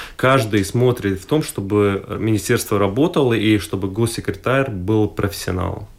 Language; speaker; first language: Russian; non-native, local second language; Latvian